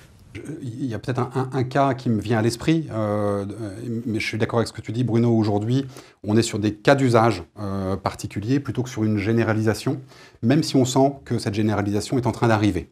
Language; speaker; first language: French; native; French